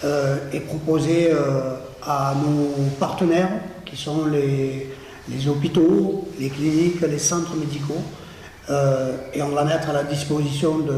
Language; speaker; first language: French; native; French